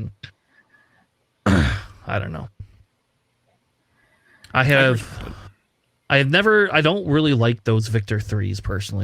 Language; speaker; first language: English; native; English